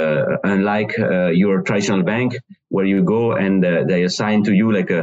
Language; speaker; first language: English; non-native, fluent; French